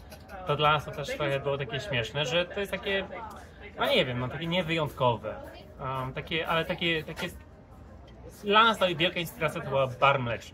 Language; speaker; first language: Polish; early bilingual, heritage; English